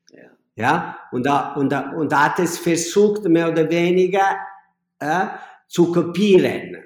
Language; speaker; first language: German; non-native, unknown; Italian